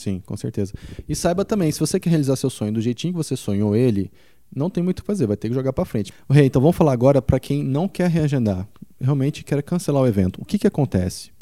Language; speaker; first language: Portuguese; native; Portuguese